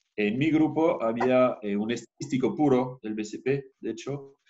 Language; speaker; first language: Spanish; non-native, fluent; French